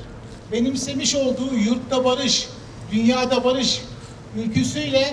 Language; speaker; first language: Turkish; native; Turkish